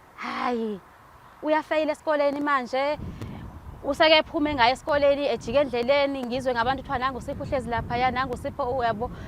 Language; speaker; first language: Zulu; native; Zulu